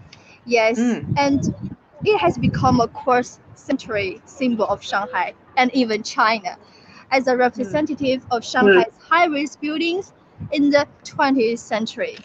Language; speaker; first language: English; non-native, fluent; Chinese